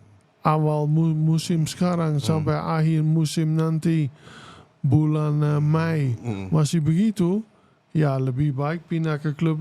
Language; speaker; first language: Indonesian; non-native, fluent; Dutch